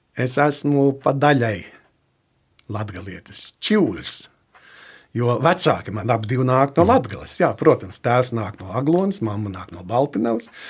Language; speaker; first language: Latvian; native; Latvian